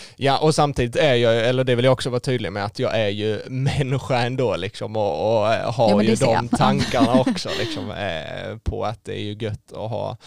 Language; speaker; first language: Swedish; native; Swedish